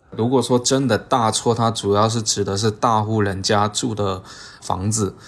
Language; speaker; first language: Chinese; native; Chinese